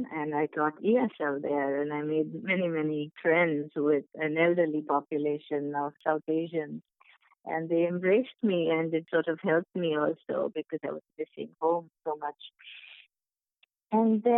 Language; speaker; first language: English; non-native, local second language; Bangla